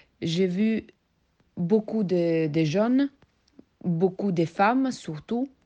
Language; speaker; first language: French; non-native, learner; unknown